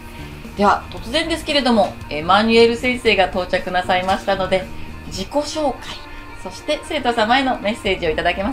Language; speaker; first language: Japanese; native; Japanese